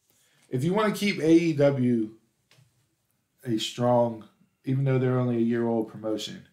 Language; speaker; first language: English; native; English